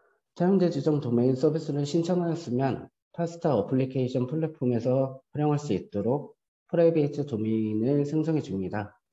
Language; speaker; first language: Korean; native; Korean